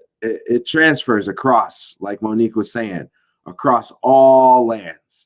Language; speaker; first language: English; native; English